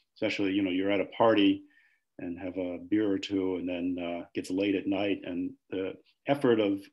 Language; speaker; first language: English; native; English